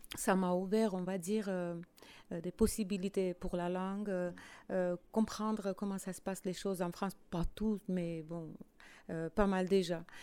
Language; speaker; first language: French; non-native, fluent; Armenian